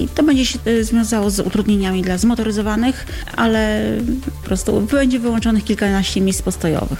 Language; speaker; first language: Polish; native; Polish